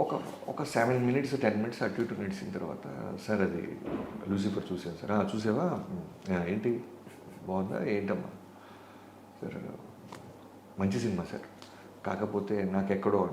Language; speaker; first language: Telugu; native; Telugu